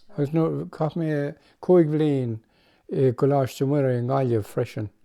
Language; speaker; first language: Irish; non-native, local second language; English